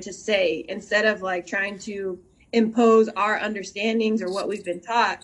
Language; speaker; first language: English; native; English